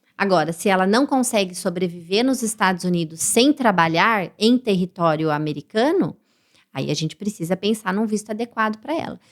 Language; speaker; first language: Portuguese; native; Portuguese